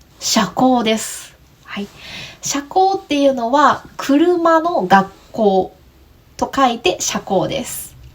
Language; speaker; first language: Japanese; native; Japanese